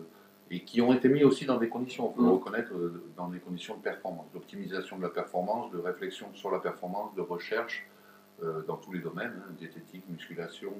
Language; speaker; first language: French; native; French